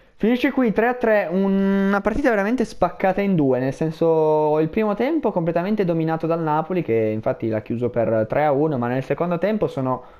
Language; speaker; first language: Italian; native; Italian